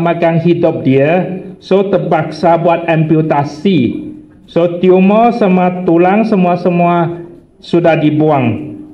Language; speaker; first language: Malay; non-native, local second language; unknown